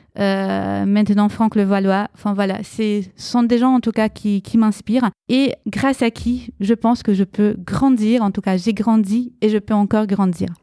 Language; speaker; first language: French; early bilingual, other home language; Romanian